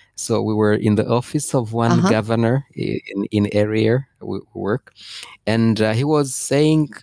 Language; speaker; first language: English; non-native, fluent; Rundi